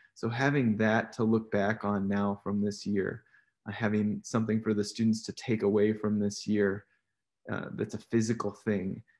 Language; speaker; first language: English; native; English